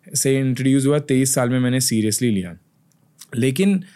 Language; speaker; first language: Hindi; native; Hindi